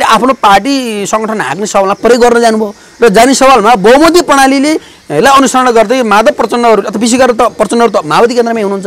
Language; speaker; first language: Nepali; native; Nepali